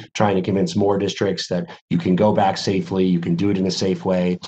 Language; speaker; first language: English; native; English